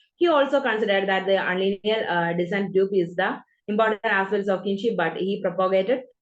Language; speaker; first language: English; non-native, local second language; Malayalam